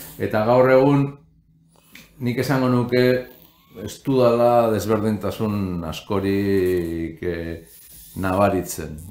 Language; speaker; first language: Basque; non-native, local second language; Spanish